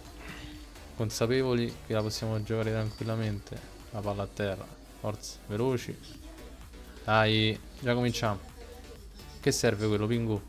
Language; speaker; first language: Italian; native; Italian